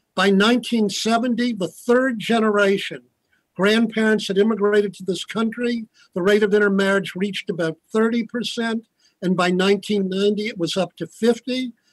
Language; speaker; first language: English; native; English